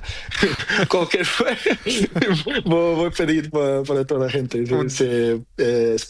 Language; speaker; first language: Spanish; non-native, learner; Portuguese